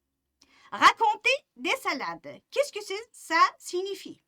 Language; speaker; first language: French; non-native, fluent; Uzbek